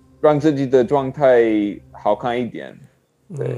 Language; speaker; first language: Chinese; non-native, learner; English